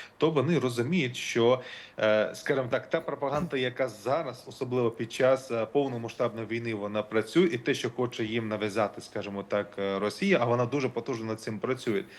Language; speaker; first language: Ukrainian; non-native, local second language; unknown